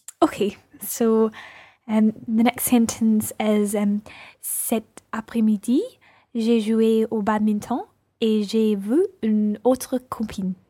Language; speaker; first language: French; non-native, learner; English